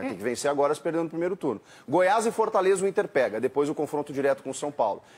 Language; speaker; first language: Portuguese; native; Portuguese